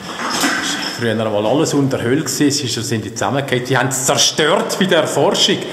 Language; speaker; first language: German; native; German